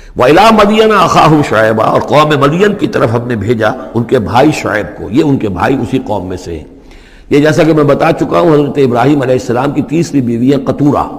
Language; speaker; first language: Urdu; native; Urdu